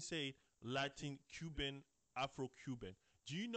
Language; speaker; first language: English; non-native, fluent; French